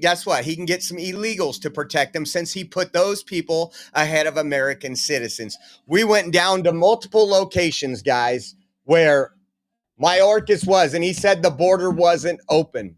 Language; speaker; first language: English; native; English